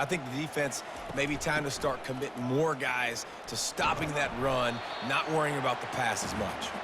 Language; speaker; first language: English; native; English